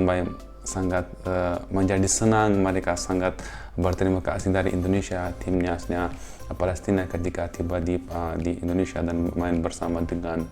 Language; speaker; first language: Indonesian; non-native, fluent; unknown